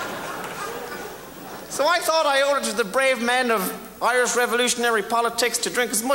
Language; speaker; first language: English; native; English